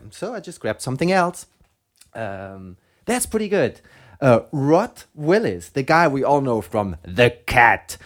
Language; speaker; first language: English; non-native, fluent; German